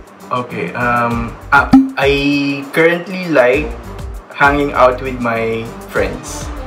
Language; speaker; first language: English; non-native, local second language; Filipino